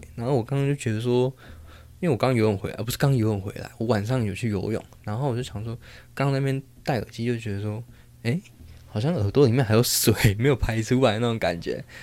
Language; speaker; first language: Chinese; non-native, local second language; Min Nan Chinese